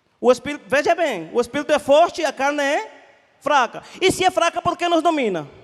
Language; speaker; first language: Portuguese; non-native, fluent; Spanish